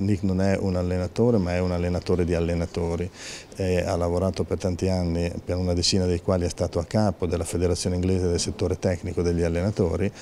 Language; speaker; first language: Italian; native; Italian